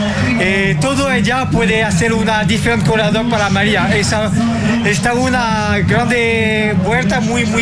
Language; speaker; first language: Portuguese; non-native, learner; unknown